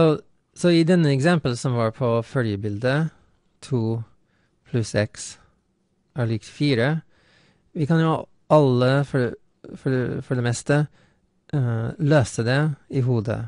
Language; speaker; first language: Norwegian; non-native, fluent; English